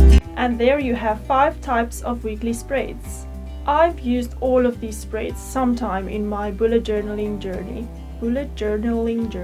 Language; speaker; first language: English; native; English